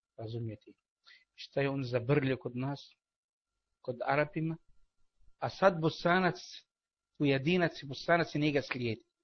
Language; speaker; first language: Bosnian; non-native, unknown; Arabic